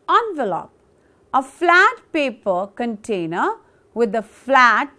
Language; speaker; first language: English; non-native, local second language; Punjabi